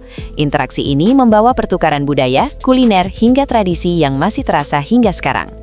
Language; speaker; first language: Indonesian; native; Indonesian